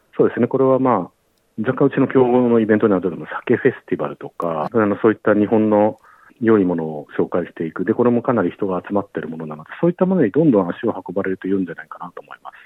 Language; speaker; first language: Japanese; native; Japanese